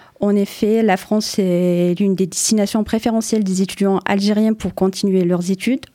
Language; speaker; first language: French; non-native, local second language; Arabic